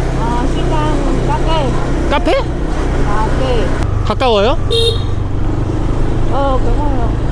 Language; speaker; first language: Korean; non-native, learner; Vietnamese